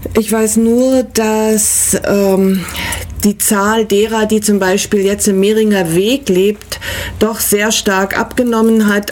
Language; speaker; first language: German; native; German